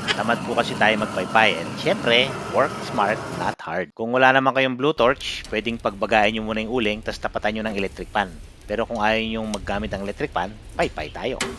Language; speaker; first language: Filipino; non-native, local second language; Iloko